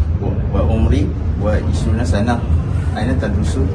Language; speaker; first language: Arabic; non-native, learner; Malay